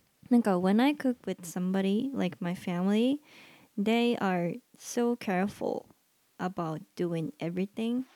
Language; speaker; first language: English; non-native, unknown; Japanese